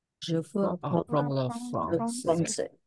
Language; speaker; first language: French; non-native, learner; Indonesian